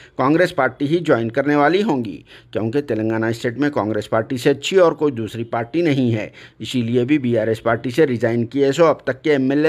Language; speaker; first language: Hindi; native; Hindi